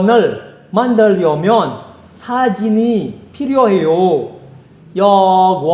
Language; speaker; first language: Korean; non-native, fluent; Indonesian